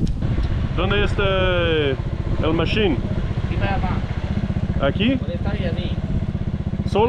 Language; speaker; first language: Spanish; non-native, learner; English